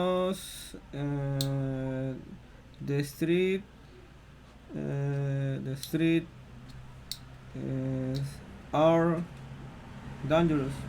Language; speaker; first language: English; non-native, learner; Spanish